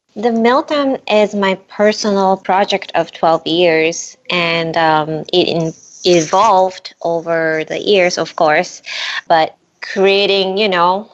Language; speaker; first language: English; non-native, fluent; Japanese